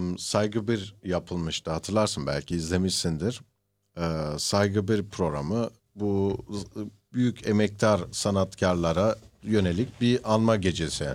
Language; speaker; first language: Turkish; early bilingual, heritage; Turkish